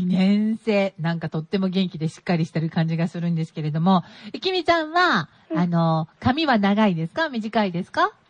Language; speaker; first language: Japanese; native; Japanese